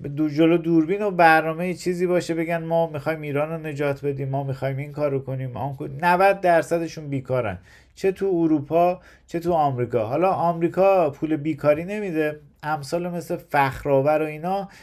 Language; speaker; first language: Persian; native; Persian